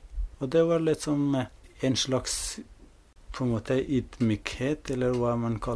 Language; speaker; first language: Norwegian; non-native, fluent; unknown